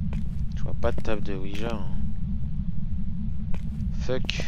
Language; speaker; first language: French; native; French